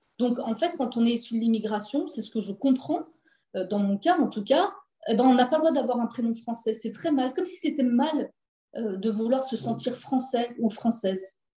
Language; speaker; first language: French; early bilingual, other home language; Turkish